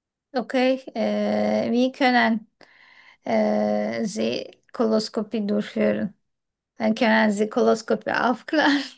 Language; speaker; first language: German; non-native, learner; Turkish